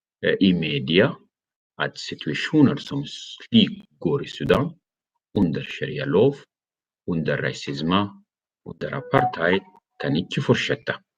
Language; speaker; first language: Norwegian; non-native, learner; Arabic